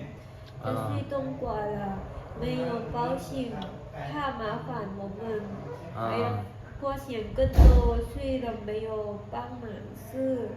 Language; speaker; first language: Chinese; non-native, learner; Lao